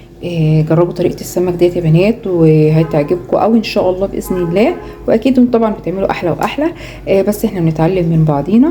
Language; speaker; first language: Arabic; native; Arabic